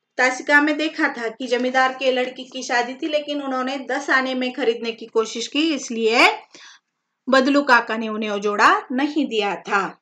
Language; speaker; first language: Hindi; non-native, local second language; Marathi